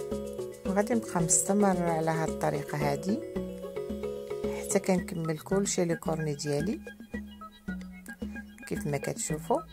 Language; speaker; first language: Arabic; native; Arabic